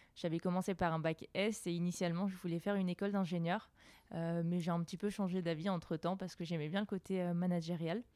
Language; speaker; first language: French; native; French